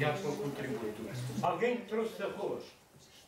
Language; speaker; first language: Portuguese; native; Portuguese